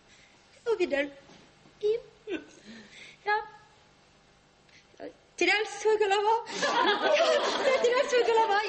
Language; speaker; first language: Russian; non-native, learner; German